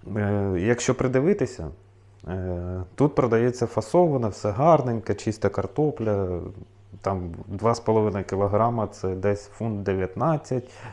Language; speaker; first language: Ukrainian; native; Ukrainian